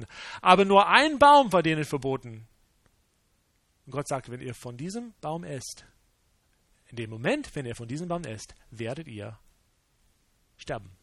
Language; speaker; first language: German; non-native, fluent; English